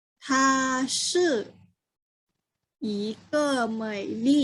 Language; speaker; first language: Chinese; non-native, fluent; Thai